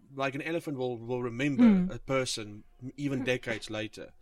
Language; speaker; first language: English; non-native, local second language; Afrikaans